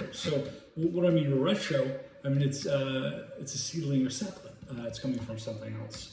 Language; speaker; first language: English; native; English